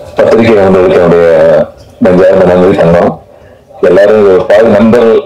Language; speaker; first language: Tamil; native; Tamil